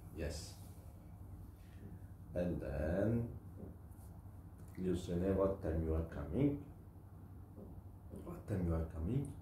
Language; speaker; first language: English; non-native, fluent; Turkish